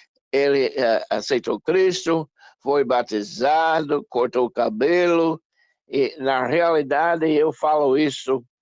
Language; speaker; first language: Portuguese; non-native, fluent; English